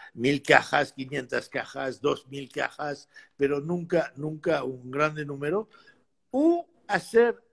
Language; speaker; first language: Spanish; non-native, fluent; French